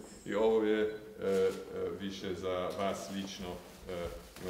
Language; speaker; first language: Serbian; non-native, fluent; English